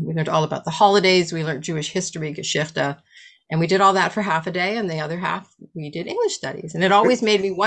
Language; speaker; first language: English; native; English